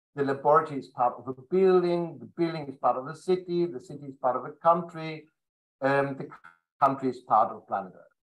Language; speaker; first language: English; non-native, fluent; German